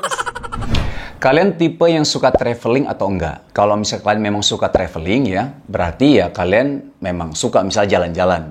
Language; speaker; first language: Indonesian; native; Indonesian